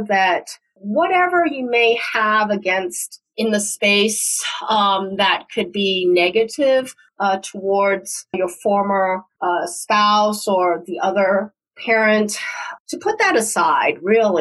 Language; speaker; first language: English; non-native, local second language; Cantonese